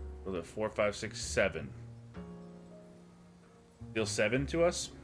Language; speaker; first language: English; native; English